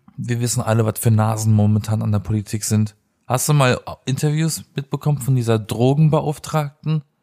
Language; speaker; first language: German; native; German